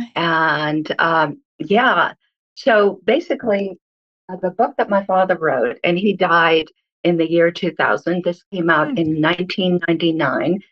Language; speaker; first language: English; early bilingual, other home language; Hebrew